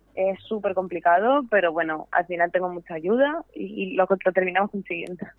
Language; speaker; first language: Spanish; native; Spanish